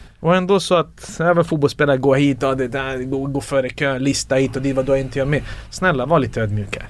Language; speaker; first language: Swedish; early bilingual, other home language; Serbian